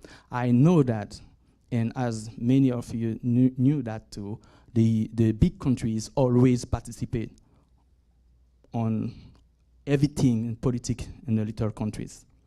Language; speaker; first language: English; non-native, learner; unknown